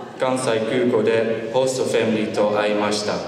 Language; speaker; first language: Japanese; non-native, learner; Dutch